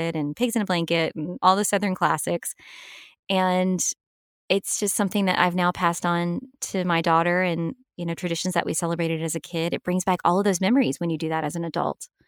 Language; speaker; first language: English; native; English